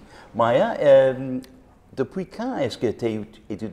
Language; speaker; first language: French; non-native, fluent; English